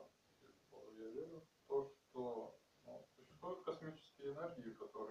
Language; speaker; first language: Russian; native; Russian